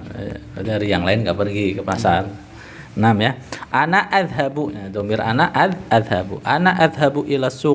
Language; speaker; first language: Indonesian; native; Indonesian